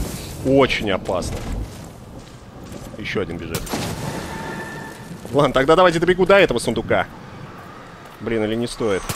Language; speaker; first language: Russian; native; Russian